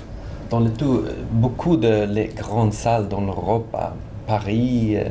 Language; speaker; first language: French; non-native, learner; Swedish